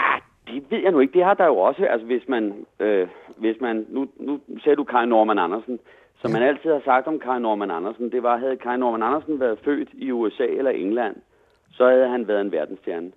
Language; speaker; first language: Danish; native; Danish